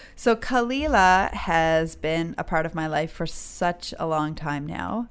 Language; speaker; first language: English; native; English